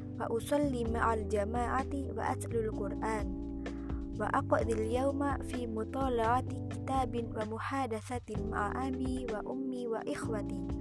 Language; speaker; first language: Arabic; non-native, learner; Indonesian